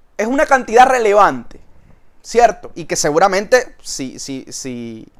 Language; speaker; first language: Spanish; native; Spanish